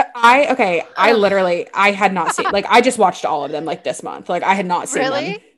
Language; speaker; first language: English; native; English